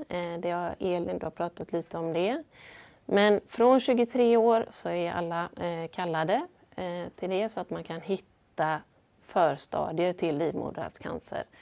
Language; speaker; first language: Swedish; native; Swedish